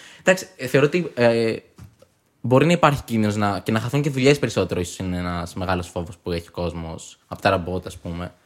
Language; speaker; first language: Greek; native; Greek